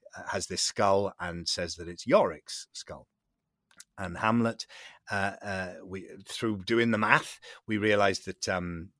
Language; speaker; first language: English; native; English